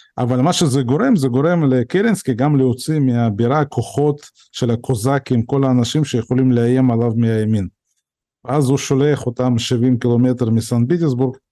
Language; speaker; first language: Hebrew; early bilingual, other home language; Russian